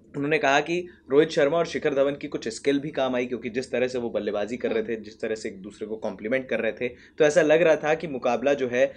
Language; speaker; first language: Hindi; native; Hindi